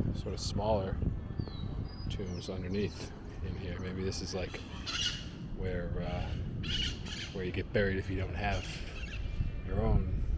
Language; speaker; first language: English; native; English